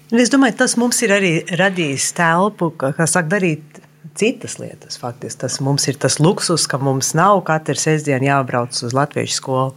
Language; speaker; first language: Latvian; early bilingual, heritage; Latvian